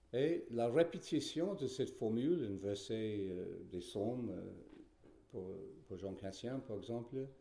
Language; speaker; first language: French; non-native, fluent; English